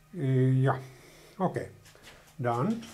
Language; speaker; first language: German; non-native, learner; Finnish